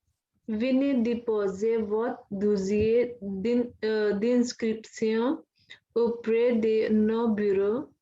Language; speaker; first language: French; non-native, learner; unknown